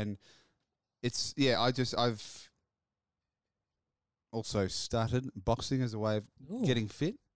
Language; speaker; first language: English; native; English